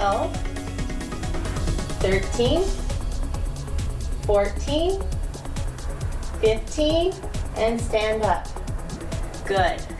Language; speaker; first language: English; native; English